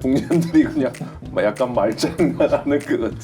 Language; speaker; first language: Korean; native; Korean